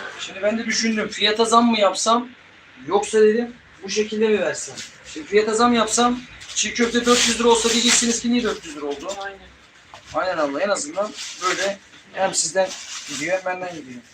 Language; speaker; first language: Turkish; native; Turkish